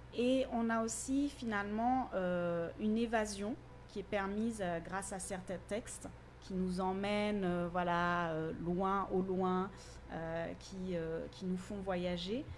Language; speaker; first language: French; native; French